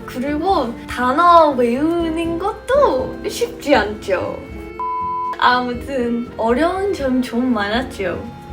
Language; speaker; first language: Korean; non-native, fluent; English